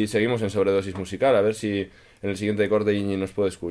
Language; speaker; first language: Spanish; native; Spanish